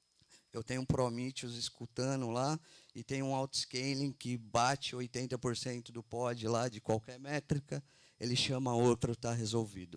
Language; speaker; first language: Portuguese; native; Portuguese